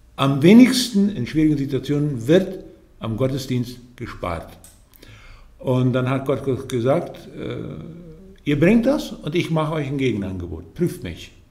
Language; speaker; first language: German; early bilingual, heritage; German